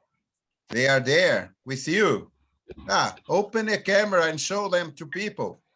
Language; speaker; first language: English; non-native, fluent; Portuguese